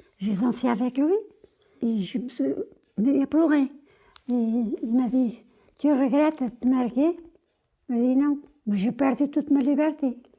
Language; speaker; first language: French; non-native, fluent; Portuguese